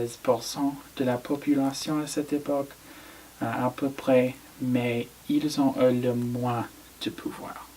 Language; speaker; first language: French; non-native, learner; English